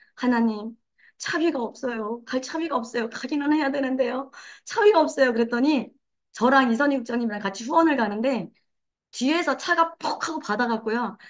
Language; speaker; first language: Korean; native; Korean